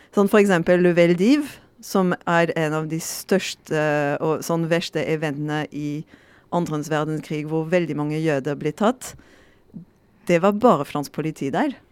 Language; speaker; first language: Norwegian; non-native, fluent; French